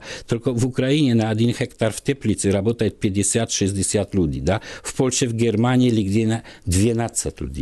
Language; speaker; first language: Russian; non-native, learner; Polish